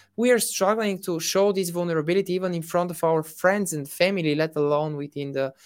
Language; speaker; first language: English; non-native, fluent; Bulgarian